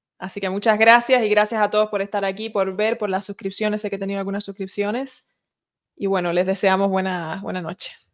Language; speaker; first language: Spanish; early bilingual, heritage; Spanish